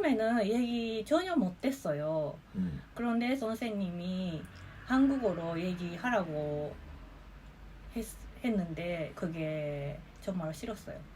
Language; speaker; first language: Korean; non-native, fluent; Japanese